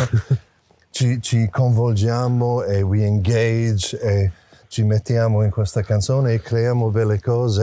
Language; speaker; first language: Italian; non-native, fluent; English